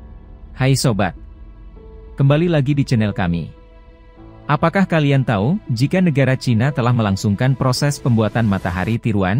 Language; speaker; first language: Indonesian; native; Indonesian